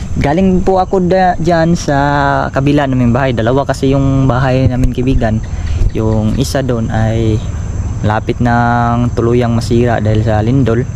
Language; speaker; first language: Filipino; non-native, local second language; Cebuano